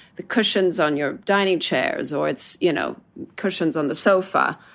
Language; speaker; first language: English; non-native, fluent; Italian